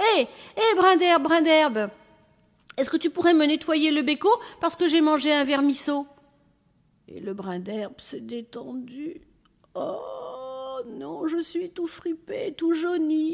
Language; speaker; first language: French; native; French